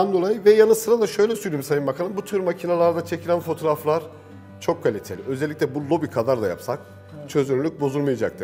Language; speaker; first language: Turkish; native; Turkish